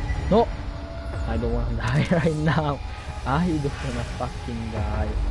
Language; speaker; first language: English; non-native, learner; Italian